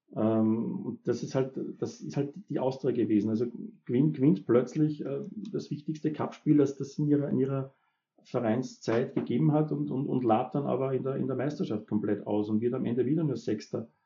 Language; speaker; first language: German; native; German